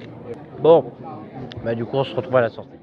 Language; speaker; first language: French; native; French